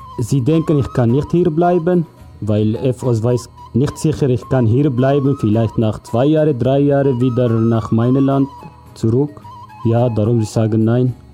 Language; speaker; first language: German; non-native, learner; Kurdish